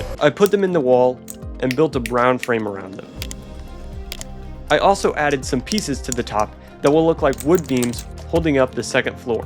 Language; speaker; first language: English; native; English